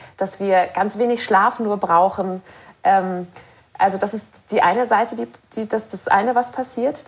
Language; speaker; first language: German; native; German